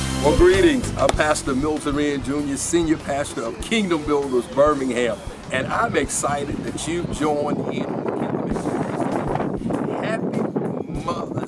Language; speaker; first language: English; native; English